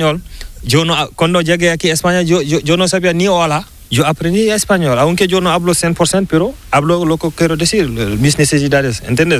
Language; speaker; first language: Spanish; non-native, learner; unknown